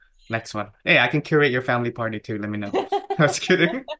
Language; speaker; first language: English; native; English